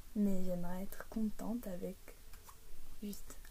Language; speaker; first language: French; early bilingual, heritage; English